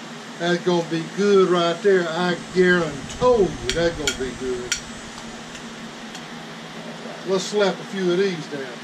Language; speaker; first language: English; native; English